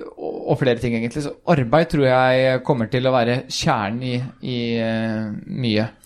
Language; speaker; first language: Norwegian; early bilingual, other home language; Swedish